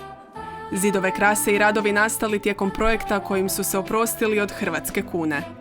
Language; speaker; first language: Croatian; native; Croatian